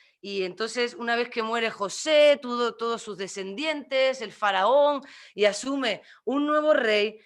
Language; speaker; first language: Spanish; native; Spanish